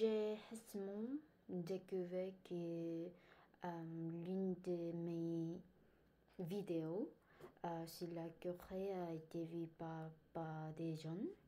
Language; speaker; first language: French; non-native, learner; Korean